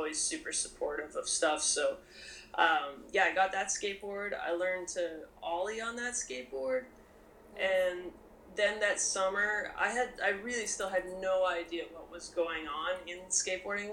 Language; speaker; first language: English; native; English